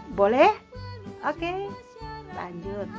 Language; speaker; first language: Indonesian; native; Indonesian